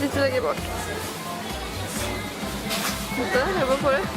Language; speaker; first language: Swedish; native; Swedish